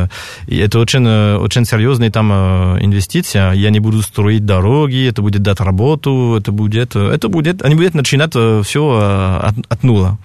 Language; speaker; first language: Russian; non-native, fluent; French